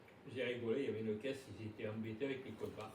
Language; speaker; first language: French; native; French